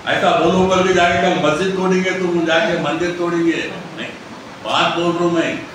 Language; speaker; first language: Hindi; non-native, local second language; Telugu